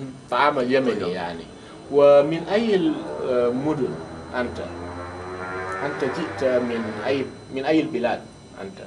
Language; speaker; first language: Arabic; non-native, fluent; Wolof